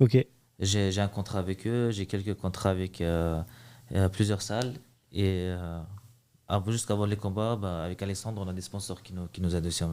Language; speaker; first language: French; early bilingual, other home language; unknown